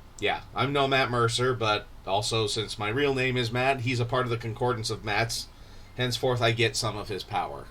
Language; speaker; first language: English; native; English